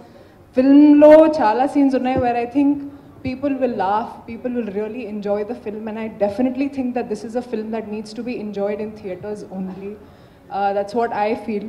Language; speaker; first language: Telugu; non-native, local second language; Hindi